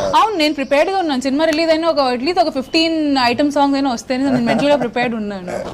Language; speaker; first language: Telugu; non-native, local second language; Hindi